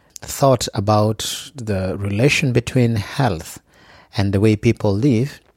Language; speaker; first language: English; non-native, local second language; Acoli